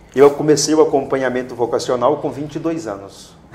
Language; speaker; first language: Portuguese; native; Portuguese